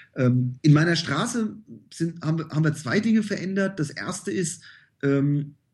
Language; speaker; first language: German; native; German